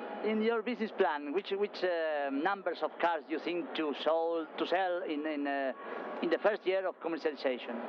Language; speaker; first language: English; non-native, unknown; Italian